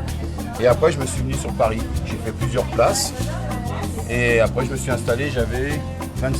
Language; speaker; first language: French; native; French